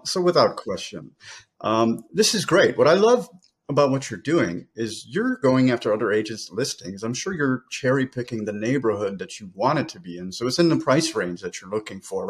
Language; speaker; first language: English; native; English